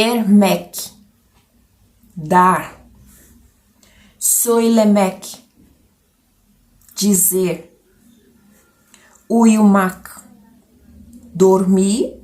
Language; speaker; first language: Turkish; non-native, learner; Portuguese